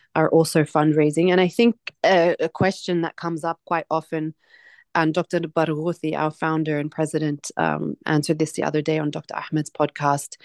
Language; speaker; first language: English; native; English